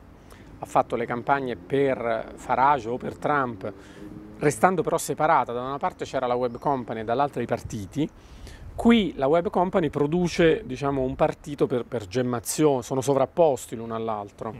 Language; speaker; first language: Italian; native; Italian